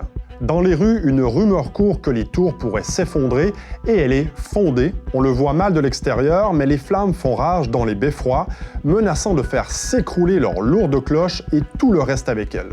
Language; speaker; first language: French; native; French